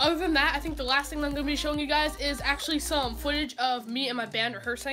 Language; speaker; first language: English; native; English